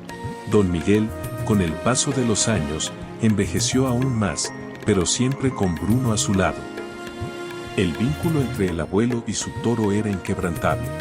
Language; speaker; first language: Spanish; native; Spanish